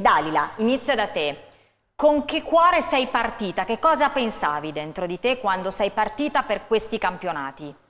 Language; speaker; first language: Italian; native; Italian